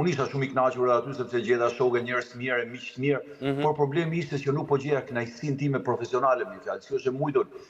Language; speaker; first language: Albanian; native; Albanian